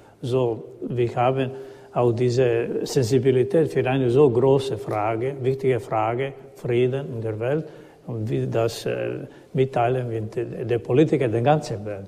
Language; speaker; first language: German; non-native, learner; Croatian